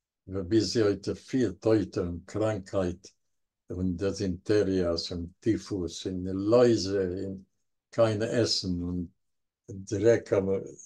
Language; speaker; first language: German; non-native, learner; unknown